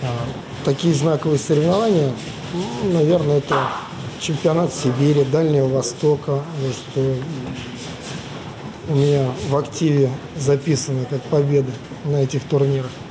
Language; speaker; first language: Russian; native; Russian